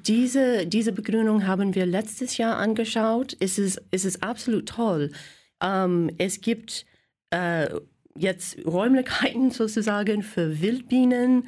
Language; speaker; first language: German; non-native, fluent; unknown